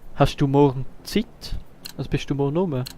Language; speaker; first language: German; native; German